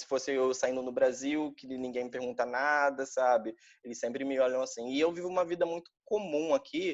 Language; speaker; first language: Portuguese; native; Portuguese